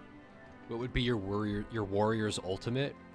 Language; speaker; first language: English; native; English